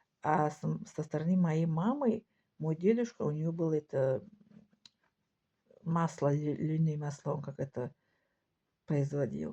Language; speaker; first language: Russian; non-native, local second language; Tajik